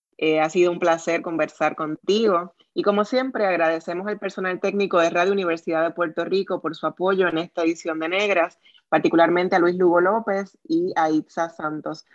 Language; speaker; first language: Spanish; native; Spanish